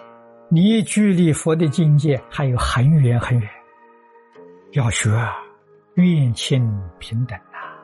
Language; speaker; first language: Chinese; native; Chinese